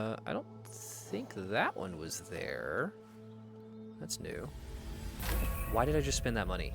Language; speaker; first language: English; native; English